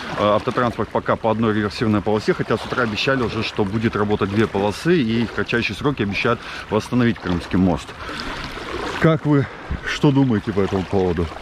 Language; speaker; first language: Russian; native; Russian